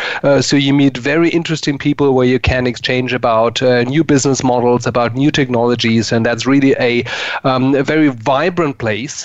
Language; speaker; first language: English; non-native, fluent; German